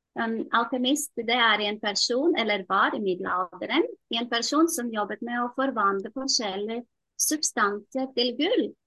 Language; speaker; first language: Norwegian; non-native, fluent; Latvian